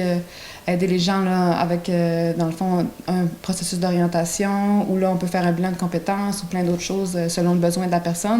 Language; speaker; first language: French; native; French